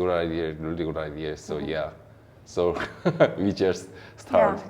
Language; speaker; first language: English; non-native, learner; Korean